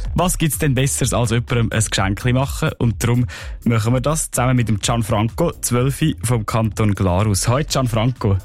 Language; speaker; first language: German; native; German